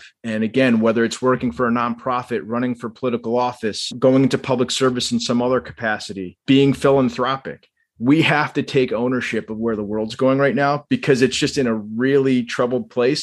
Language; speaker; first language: English; native; English